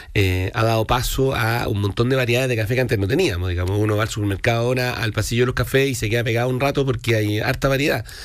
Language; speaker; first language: Spanish; native; Spanish